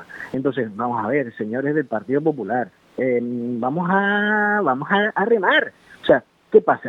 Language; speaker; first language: Spanish; native; Spanish